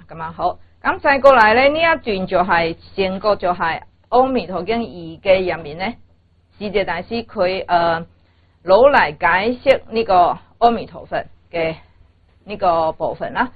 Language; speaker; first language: Cantonese; non-native, fluent; Chinese